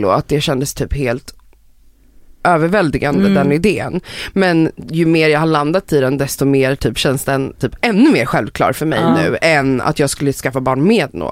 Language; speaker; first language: Swedish; native; Swedish